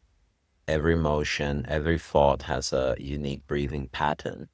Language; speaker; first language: English; non-native, fluent; Swedish